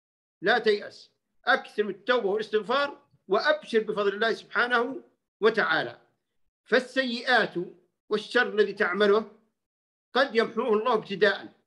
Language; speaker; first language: Arabic; native; Arabic